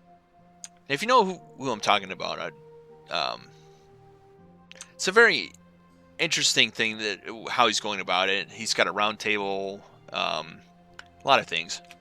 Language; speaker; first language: English; native; English